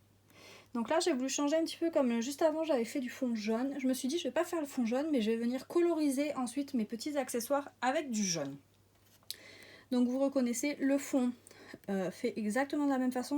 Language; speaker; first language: French; native; French